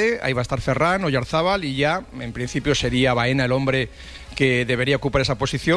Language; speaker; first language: Spanish; native; Spanish